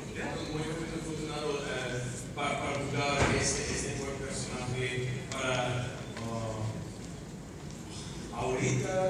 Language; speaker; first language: Portuguese; non-native, learner; English